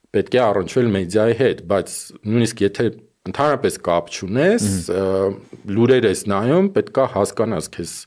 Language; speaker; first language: Armenian; native; Armenian